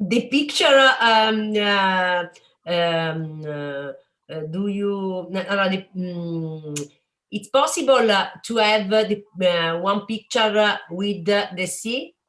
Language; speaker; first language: English; non-native, learner; Italian